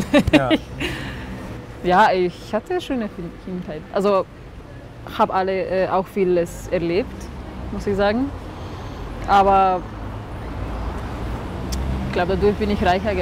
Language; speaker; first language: German; non-native, fluent; Serbian